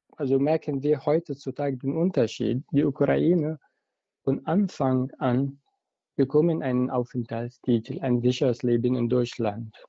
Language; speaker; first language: German; non-native, fluent; Arabic